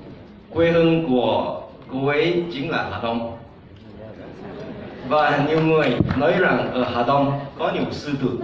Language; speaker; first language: Vietnamese; non-native, fluent; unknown